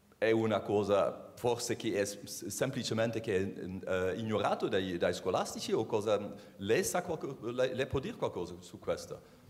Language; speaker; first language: Italian; non-native, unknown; Dutch